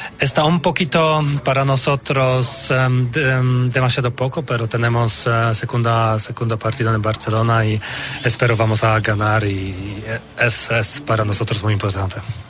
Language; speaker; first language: Spanish; non-native, learner; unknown